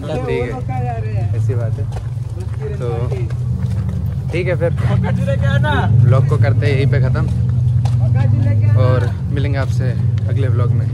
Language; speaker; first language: Hindi; native; Hindi